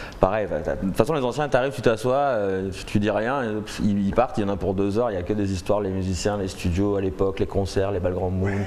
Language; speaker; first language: French; native; French